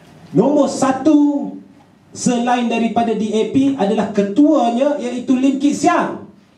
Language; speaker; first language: Malay; native; Malay